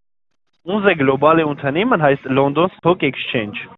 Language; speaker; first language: German; non-native, learner; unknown